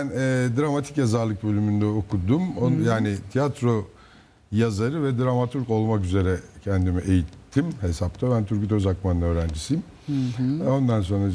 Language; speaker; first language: Turkish; native; Turkish